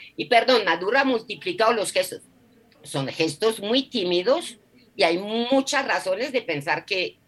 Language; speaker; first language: Spanish; non-native, fluent; French